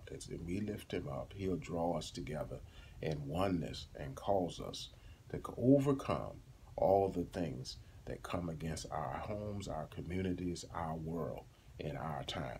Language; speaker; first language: English; native; English